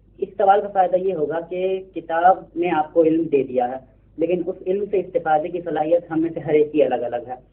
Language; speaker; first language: Urdu; native; Urdu